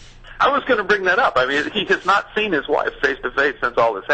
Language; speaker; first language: English; native; English